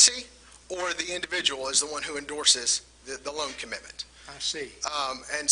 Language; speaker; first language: English; non-native, fluent; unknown